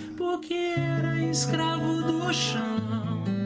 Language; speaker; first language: Portuguese; native; Portuguese